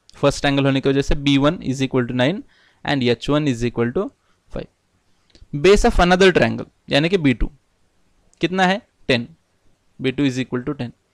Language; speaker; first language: Hindi; non-native, local second language; Marathi